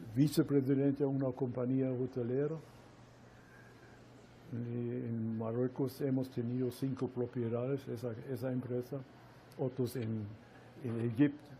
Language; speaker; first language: Spanish; non-native, fluent; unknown